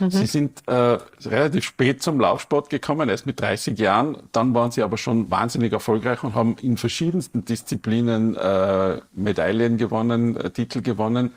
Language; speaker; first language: German; native; German